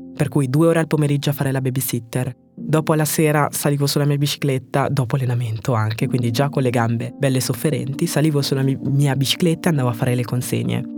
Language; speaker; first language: Italian; early bilingual, other home language; French